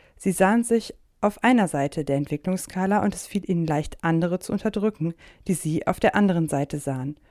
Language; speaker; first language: German; native; German